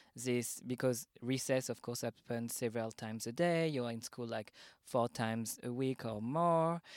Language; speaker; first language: English; non-native, fluent; French